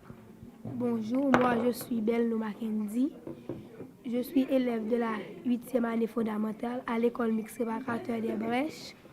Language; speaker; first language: French; non-native, local second language; Haitian Creole